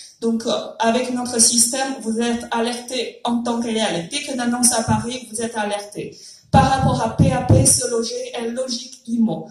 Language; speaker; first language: French; non-native, fluent; Chinese